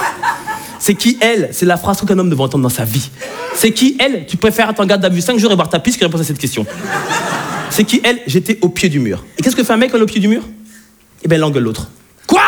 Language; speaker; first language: French; native; French